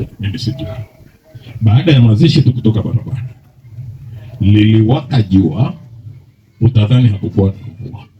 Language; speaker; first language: Swahili; non-native, local second language; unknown